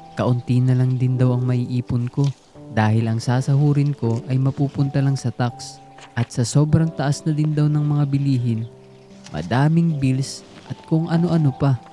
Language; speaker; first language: Filipino; native; Filipino